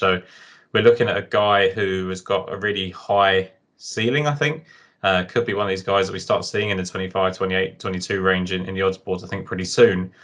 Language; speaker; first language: English; native; English